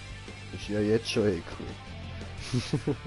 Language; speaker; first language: German; native; German